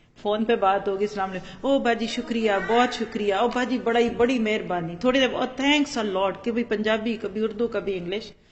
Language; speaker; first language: Urdu; non-native, local second language; Punjabi